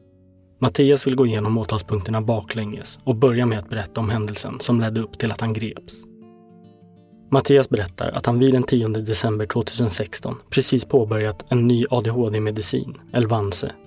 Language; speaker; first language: Swedish; native; Swedish